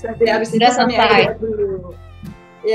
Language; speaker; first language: Indonesian; non-native, fluent; German